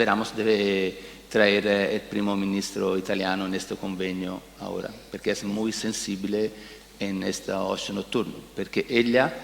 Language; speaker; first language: Spanish; non-native, learner; Italian